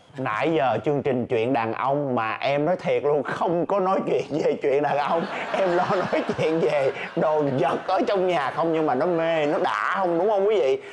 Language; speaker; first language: Vietnamese; native; Vietnamese